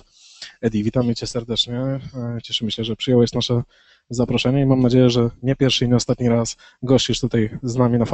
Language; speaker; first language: Polish; native; Polish